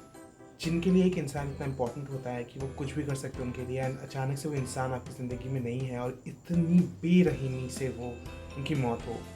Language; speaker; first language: Hindi; non-native, local second language; Bangla